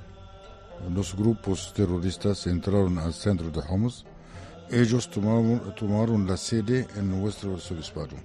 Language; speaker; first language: Spanish; non-native, fluent; Arabic